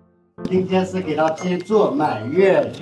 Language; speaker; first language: Chinese; non-native, fluent; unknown